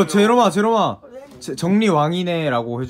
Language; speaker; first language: Korean; native; Korean